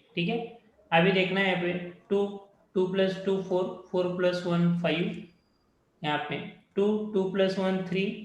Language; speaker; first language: Hindi; non-native, local second language; Marathi